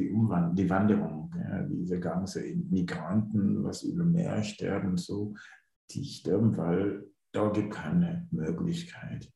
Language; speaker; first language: German; non-native, learner; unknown